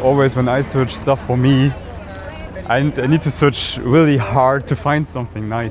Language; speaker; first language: English; non-native, fluent; German